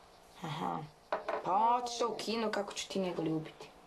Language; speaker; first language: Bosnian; non-native, learner; Chinese